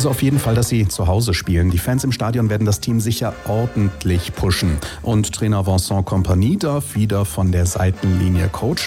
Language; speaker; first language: German; native; German